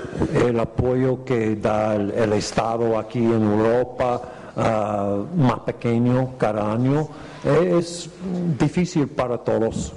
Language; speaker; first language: Spanish; non-native, fluent; English